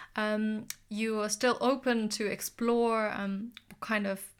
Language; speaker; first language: English; non-native, fluent; German